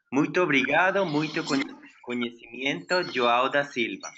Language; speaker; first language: Portuguese; non-native, learner; Spanish